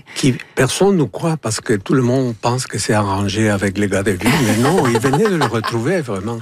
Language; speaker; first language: French; non-native, fluent; Spanish